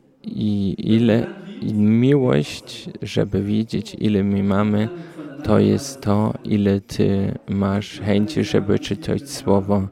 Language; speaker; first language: Polish; early bilingual, heritage; Polish